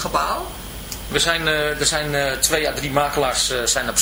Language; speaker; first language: Dutch; native; Dutch